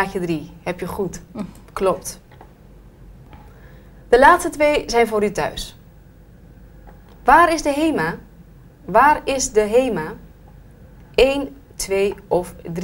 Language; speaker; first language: Dutch; native; Dutch